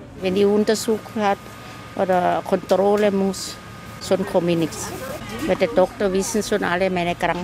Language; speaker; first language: German; non-native, learner; Thai